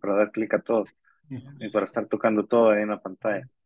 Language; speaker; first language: Spanish; native; Spanish